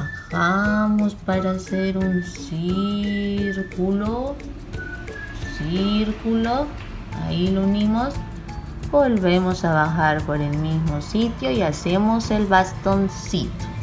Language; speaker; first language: Spanish; native; Spanish